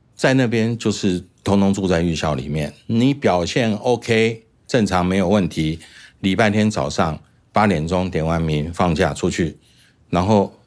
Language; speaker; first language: Chinese; native; Chinese